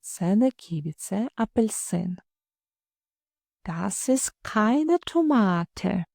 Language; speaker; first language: German; non-native, fluent; Ukrainian